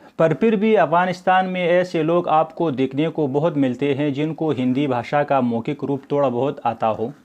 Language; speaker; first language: Hindi; non-native, fluent; Pashto